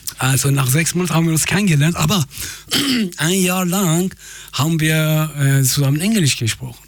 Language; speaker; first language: German; non-native, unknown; Persian